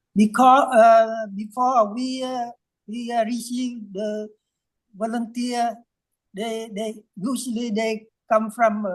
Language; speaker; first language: English; non-native, learner; Vietnamese